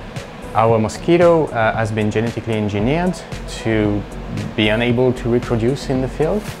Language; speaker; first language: English; non-native, fluent; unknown